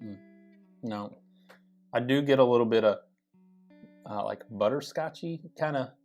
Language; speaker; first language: English; native; English